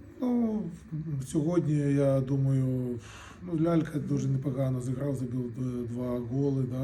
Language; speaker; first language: Ukrainian; non-native, local second language; Russian